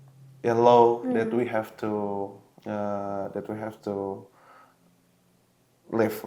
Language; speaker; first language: English; non-native, local second language; Indonesian